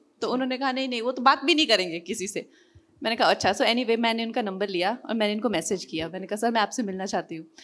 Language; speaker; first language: Hindi; native; Hindi